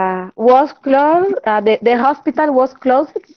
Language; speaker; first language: English; non-native, learner; Spanish